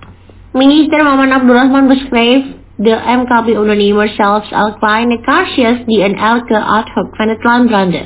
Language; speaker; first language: Dutch; non-native, fluent; Indonesian